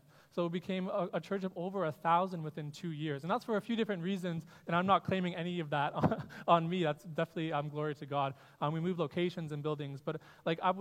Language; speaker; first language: English; native; English